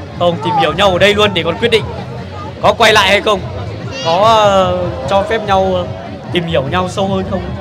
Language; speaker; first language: Vietnamese; non-native, local second language; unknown